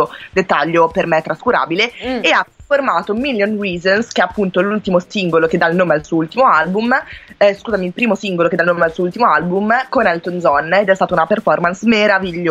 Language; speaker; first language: Italian; native; Italian